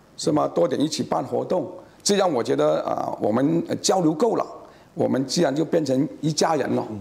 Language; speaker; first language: Chinese; native; Chinese